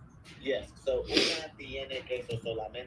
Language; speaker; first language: Spanish; non-native, fluent; English